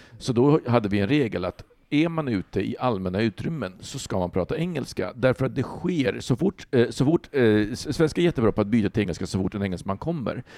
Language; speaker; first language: Swedish; early bilingual, other home language; Polish